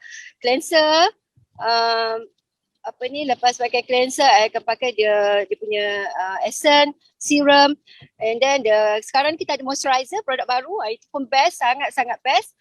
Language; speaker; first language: Malay; native; Malay